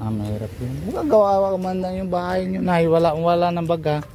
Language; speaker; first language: Filipino; non-native, local second language; Bikol